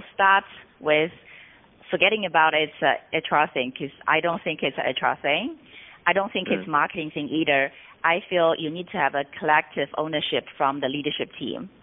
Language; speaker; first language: English; non-native, fluent; Chinese